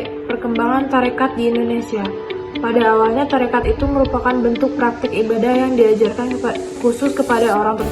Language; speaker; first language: Indonesian; native; Indonesian